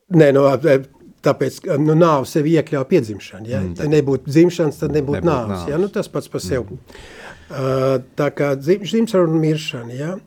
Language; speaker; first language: Latvian; native; Latvian